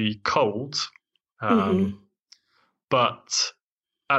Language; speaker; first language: English; native; English